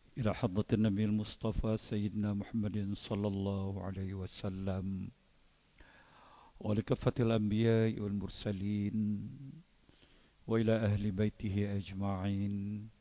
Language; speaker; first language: Malay; native; Malay